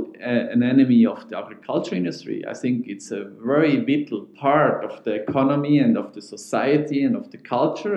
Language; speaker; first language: English; non-native, fluent; Swiss German